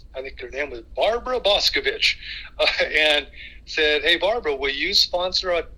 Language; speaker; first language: English; native; English